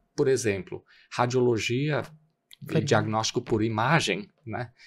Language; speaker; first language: Portuguese; native; Portuguese